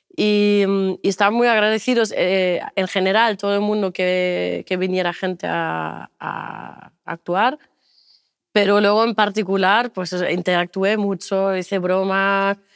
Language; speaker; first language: Spanish; non-native, fluent; German